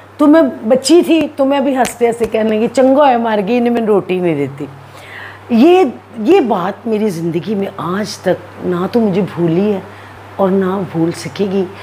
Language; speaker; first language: Urdu; non-native, local second language; Punjabi